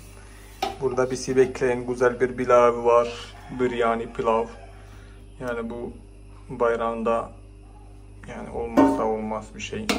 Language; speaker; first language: Turkish; non-native, fluent; Malayalam